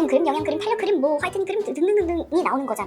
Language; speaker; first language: Korean; native; Korean